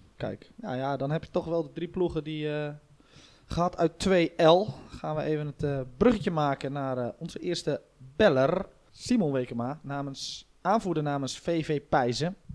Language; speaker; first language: Dutch; native; Dutch